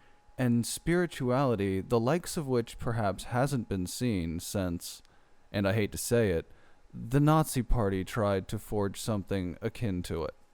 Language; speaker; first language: English; native; English